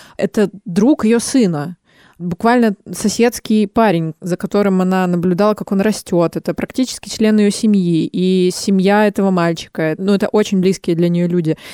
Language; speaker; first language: Russian; native; Russian